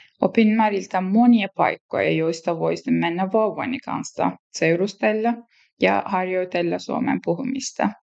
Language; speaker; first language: Finnish; non-native, learner; Turkish